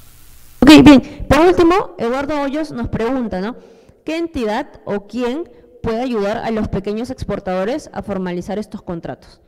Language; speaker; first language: Spanish; native; Spanish